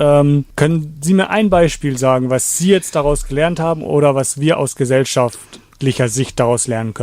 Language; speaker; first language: German; native; German